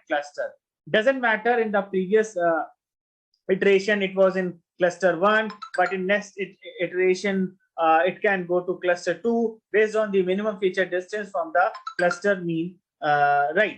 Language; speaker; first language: English; non-native, local second language; Hindi